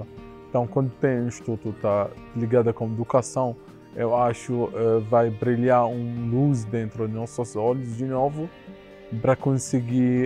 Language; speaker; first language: Portuguese; non-native, learner; Arabic